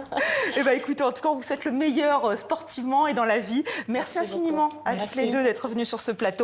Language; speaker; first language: French; native; French